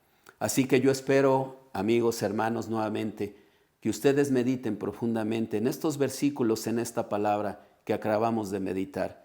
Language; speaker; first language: Spanish; native; Spanish